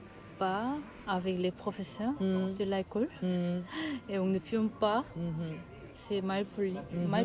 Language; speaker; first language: French; non-native, learner; Korean